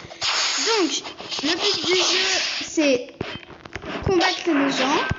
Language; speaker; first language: French; native; French